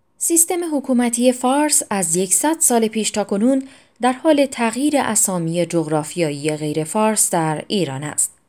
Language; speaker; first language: Persian; non-native, local second language; Azerbaijani